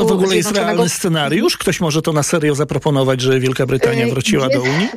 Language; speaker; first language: Polish; native; Polish